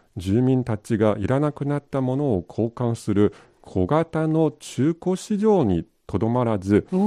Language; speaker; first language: Japanese; non-native, fluent; Chinese